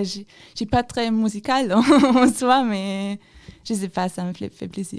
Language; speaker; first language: French; non-native, fluent; German